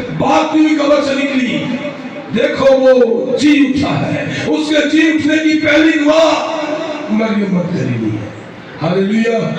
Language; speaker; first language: Urdu; non-native, local second language; Punjabi